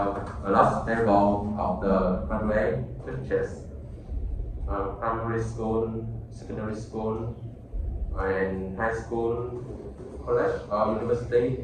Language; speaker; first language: English; non-native, learner; Vietnamese